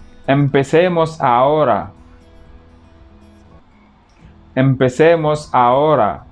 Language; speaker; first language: Spanish; non-native, fluent; Wolof